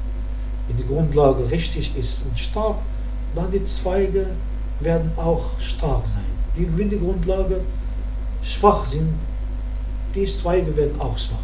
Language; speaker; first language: German; non-native, learner; Arabic